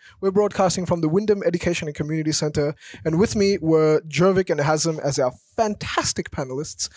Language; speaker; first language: English; early bilingual, other home language; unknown